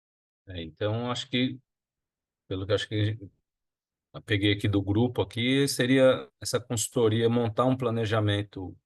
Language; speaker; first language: Portuguese; native; Portuguese